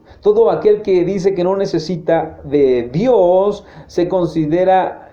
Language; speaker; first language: Spanish; native; Spanish